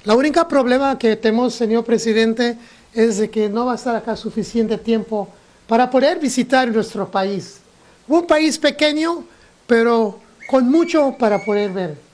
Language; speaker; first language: Spanish; non-native, local second language; English